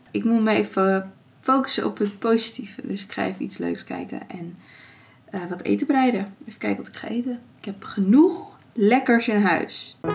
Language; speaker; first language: Dutch; early bilingual, other home language; Armenian